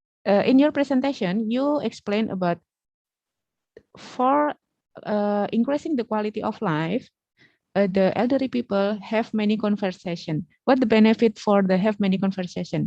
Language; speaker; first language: English; non-native, learner; Indonesian